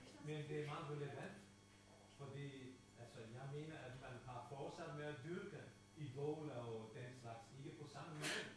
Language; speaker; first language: Danish; non-native, fluent; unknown